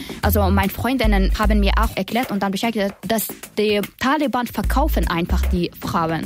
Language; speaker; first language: German; non-native, learner; Persian